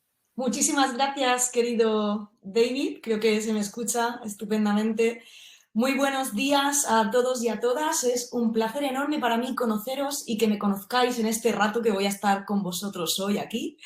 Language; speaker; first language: Spanish; native; Spanish